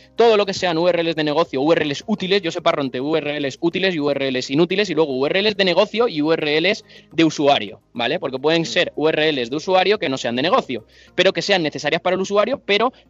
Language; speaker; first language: Spanish; native; Spanish